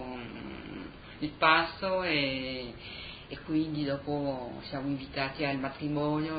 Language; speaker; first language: Italian; early bilingual, heritage; Italian